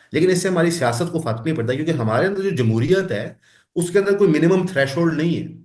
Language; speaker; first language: Urdu; non-native, local second language; Punjabi